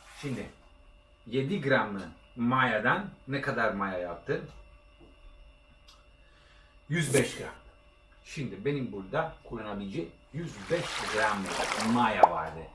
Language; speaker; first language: Turkish; non-native, learner; Italian